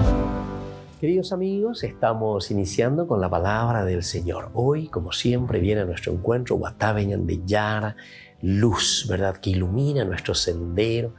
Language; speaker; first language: Spanish; native; Spanish